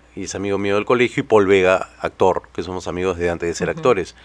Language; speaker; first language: Spanish; native; Spanish